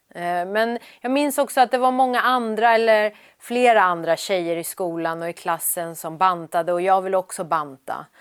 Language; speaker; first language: Swedish; early bilingual, other home language; Persian